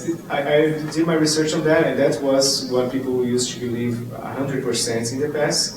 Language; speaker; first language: English; non-native, fluent; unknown